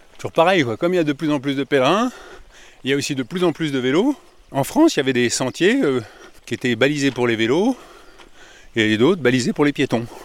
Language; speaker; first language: French; native; French